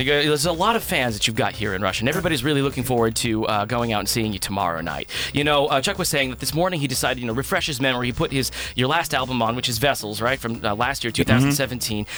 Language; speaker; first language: English; native; English